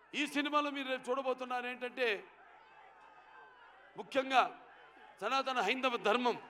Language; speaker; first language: Telugu; native; Telugu